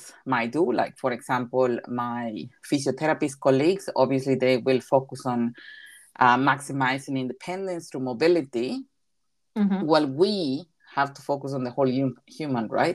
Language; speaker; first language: English; non-native, fluent; Spanish